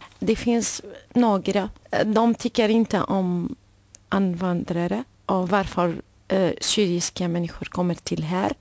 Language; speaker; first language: Swedish; non-native, learner; Arabic